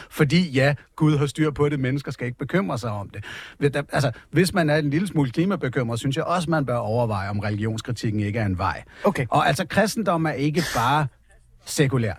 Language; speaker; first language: Danish; native; Danish